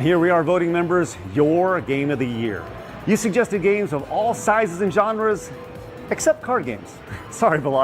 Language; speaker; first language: English; native; English